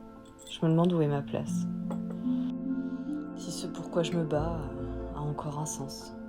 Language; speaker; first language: French; native; French